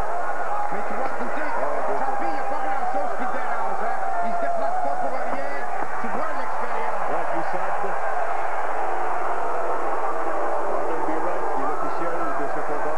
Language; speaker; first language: French; native; French